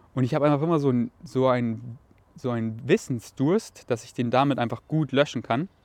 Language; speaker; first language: German; native; German